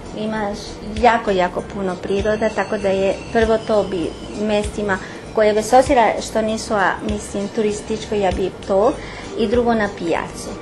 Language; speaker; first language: Serbian; non-native, fluent; Spanish